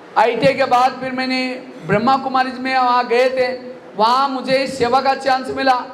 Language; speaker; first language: Hindi; non-native, local second language; Marathi